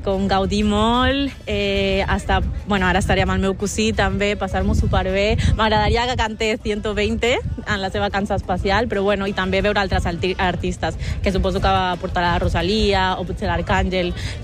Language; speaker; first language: Catalan; native; Catalan